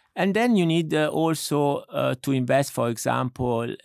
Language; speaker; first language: English; non-native, fluent; Italian